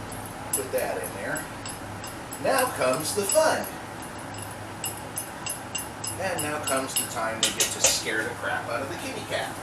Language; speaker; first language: English; native; English